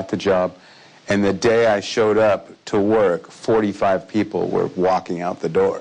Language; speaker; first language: English; native; English